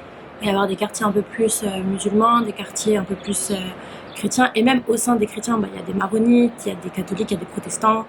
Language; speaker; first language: French; native; French